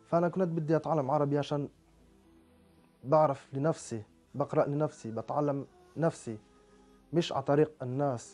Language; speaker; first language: Arabic; non-native, learner; French